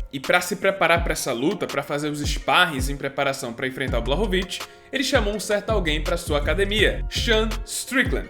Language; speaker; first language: Portuguese; native; Portuguese